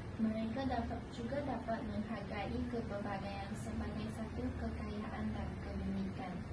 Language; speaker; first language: Malay; non-native, local second language; Chinese